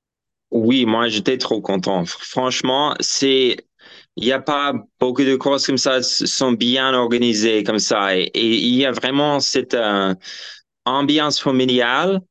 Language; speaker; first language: French; non-native, fluent; English